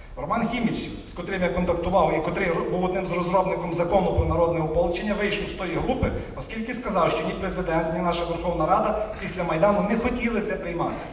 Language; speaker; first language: Ukrainian; native; Ukrainian